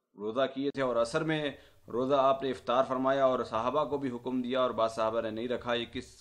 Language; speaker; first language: Urdu; native; Urdu